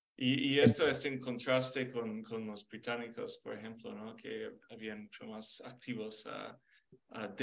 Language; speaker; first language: Spanish; non-native, fluent; English